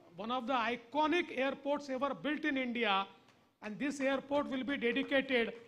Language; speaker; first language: English; non-native, local second language; Marathi